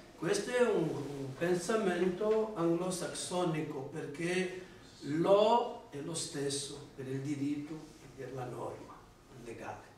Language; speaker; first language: Italian; non-native, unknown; Portuguese